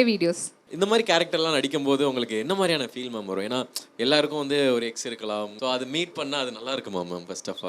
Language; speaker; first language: Tamil; native; Tamil